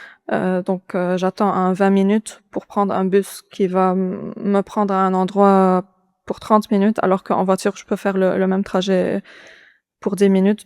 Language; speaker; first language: French; non-native, local second language; Arabic